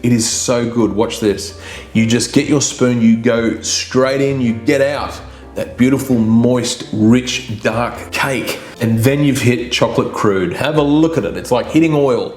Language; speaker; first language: English; native; English